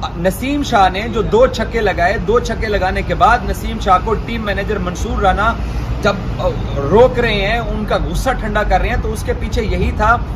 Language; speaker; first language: Urdu; native; Urdu